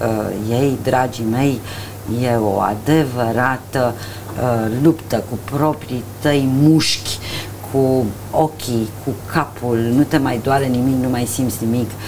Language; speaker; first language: Romanian; native; Romanian